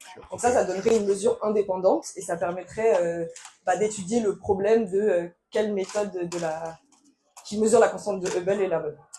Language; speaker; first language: French; native; French